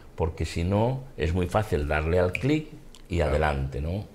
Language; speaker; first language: Spanish; non-native, local second language; Catalan